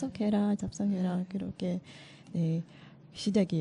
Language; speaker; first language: Korean; non-native, learner; Russian